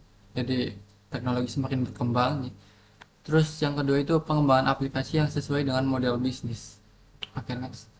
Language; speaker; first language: Indonesian; native; Indonesian